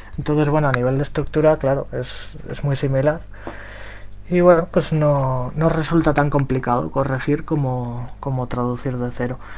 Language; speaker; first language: Spanish; native; Spanish